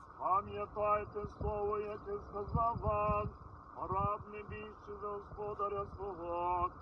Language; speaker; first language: Ukrainian; native; Ukrainian